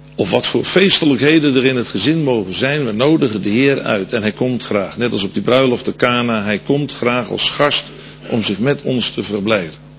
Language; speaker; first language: Dutch; native; Dutch